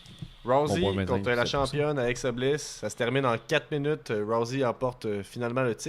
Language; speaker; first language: French; native; French